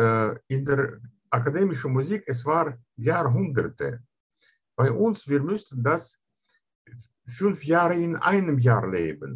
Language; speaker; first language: German; non-native, fluent; Russian